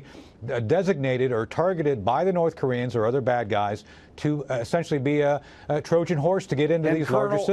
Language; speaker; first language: English; native; English